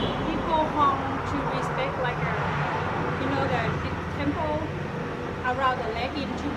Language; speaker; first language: English; non-native, learner; Thai